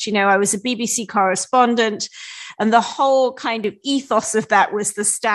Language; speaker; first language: English; native; English